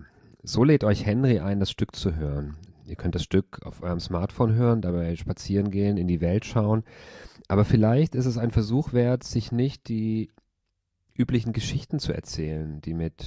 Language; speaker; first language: German; native; German